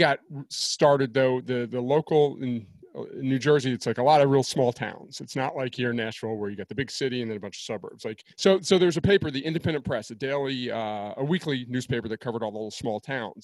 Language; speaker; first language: English; native; English